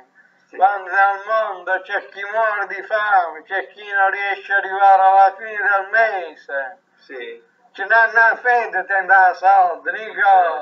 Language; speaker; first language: Italian; native; Italian